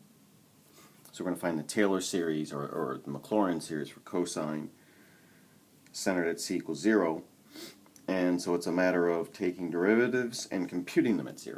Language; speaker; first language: English; native; English